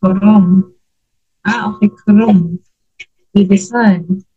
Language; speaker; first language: Korean; non-native, learner; Filipino